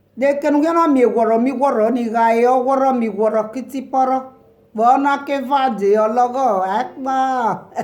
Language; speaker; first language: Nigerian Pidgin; non-native, local second language; Bini